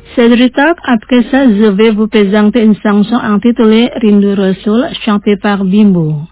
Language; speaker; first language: French; non-native, fluent; Indonesian